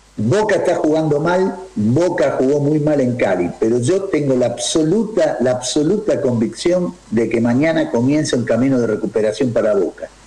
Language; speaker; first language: Spanish; native; Spanish